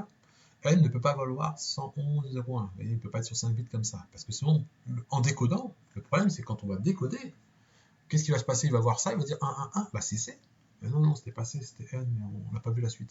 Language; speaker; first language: French; native; French